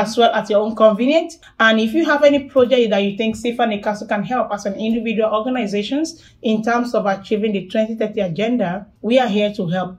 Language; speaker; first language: English; non-native, local second language; Yoruba